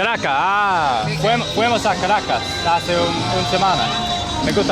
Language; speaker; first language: Spanish; non-native, learner; English